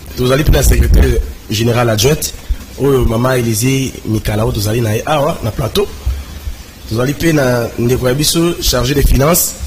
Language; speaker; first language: Lingala; native; Lingala